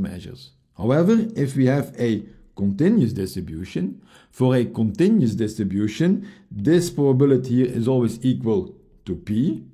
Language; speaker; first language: English; non-native, fluent; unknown